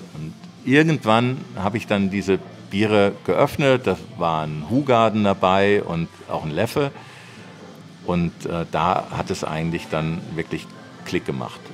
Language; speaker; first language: German; native; German